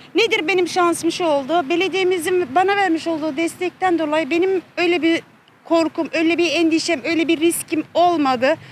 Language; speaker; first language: Turkish; native; Turkish